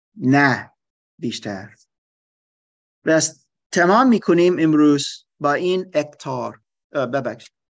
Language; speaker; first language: Persian; non-native, learner; German